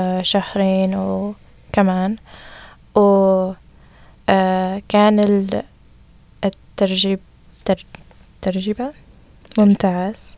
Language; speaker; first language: Arabic; non-native, learner; English